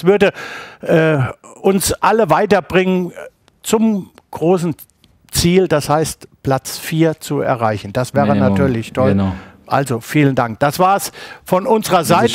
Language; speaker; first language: German; native; German